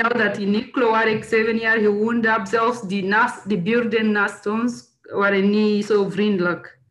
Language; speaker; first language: Dutch; non-native, learner; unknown